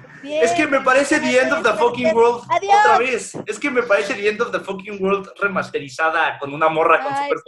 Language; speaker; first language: Spanish; native; Spanish